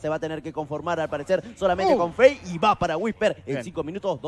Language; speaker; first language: Spanish; native; Spanish